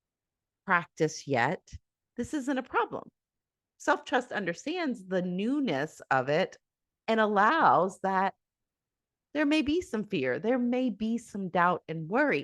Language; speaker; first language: English; native; English